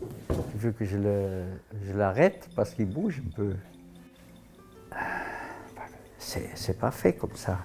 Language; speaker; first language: French; non-native, fluent; Dutch